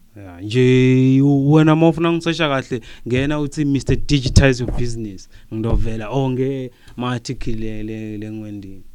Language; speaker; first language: Zulu; non-native, local second language; Swati